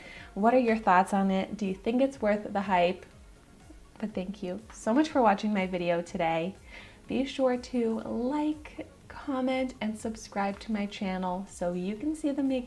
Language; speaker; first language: English; native; English